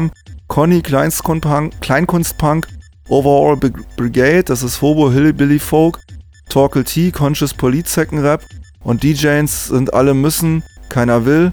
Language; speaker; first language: German; native; German